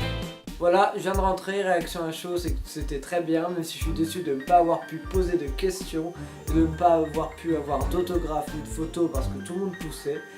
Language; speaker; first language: French; native; French